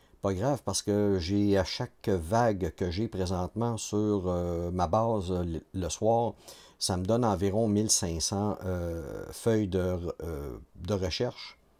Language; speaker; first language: French; native; French